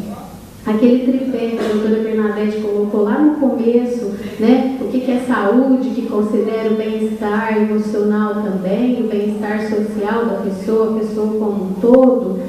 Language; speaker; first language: Portuguese; native; Portuguese